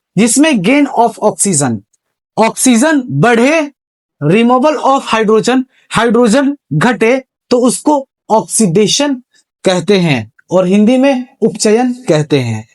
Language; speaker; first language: Hindi; native; Hindi